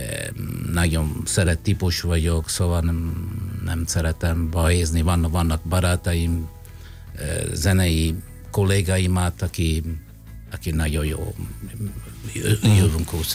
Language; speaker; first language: Hungarian; non-native, fluent; Italian